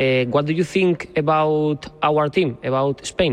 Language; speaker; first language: English; non-native, learner; Spanish